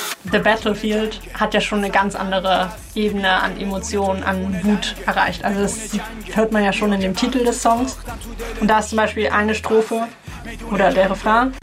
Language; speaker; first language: German; native; German